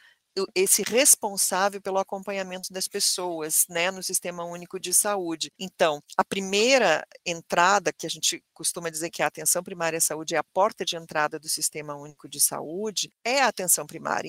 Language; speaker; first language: Portuguese; native; Portuguese